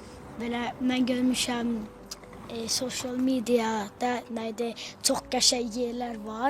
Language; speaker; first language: Azerbaijani; early bilingual, heritage; Azerbaijani